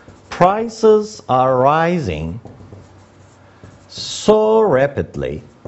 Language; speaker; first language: English; non-native, fluent; Turkish